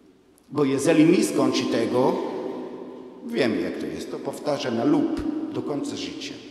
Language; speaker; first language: Polish; non-native, fluent; Hebrew